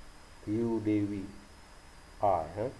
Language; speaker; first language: English; non-native, learner; Indonesian